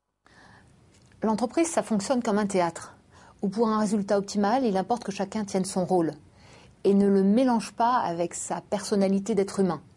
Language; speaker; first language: French; native; French